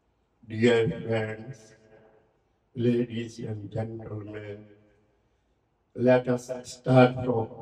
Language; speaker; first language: English; non-native, fluent; Bangla